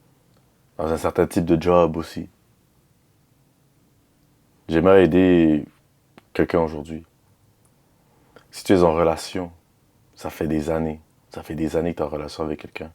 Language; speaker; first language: French; native; French